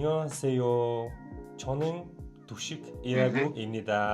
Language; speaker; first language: Korean; non-native, learner; Mongolian